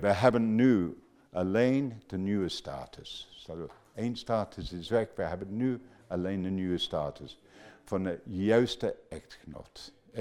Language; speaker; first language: Dutch; non-native, fluent; English